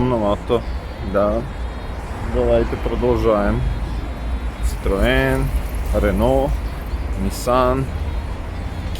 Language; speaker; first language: Russian; non-native, fluent; Serbian